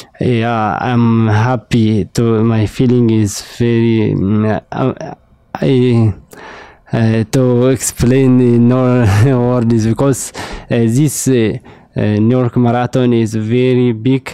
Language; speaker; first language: English; non-native, learner; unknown